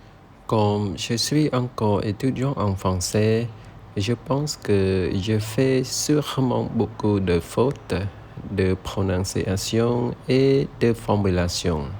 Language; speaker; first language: French; non-native, learner; Khmer